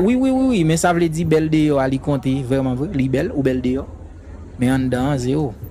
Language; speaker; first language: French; non-native, learner; Haitian Creole